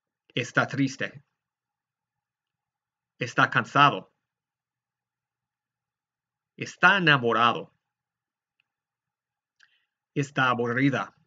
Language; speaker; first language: Spanish; non-native, fluent; English